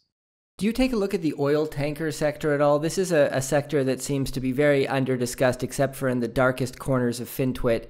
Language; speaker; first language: English; native; English